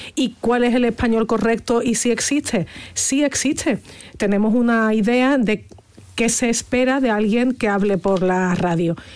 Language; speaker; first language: Spanish; native; Spanish